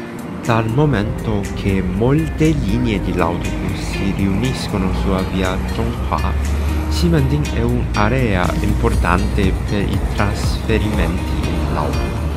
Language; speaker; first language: Italian; non-native, learner; Chinese